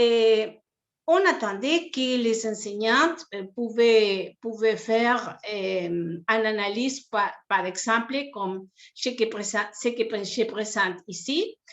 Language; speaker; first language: French; non-native, fluent; Spanish